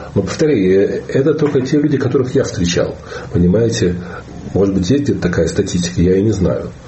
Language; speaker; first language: Russian; native; Russian